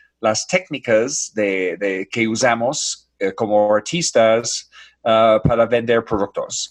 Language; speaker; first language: Spanish; non-native, fluent; English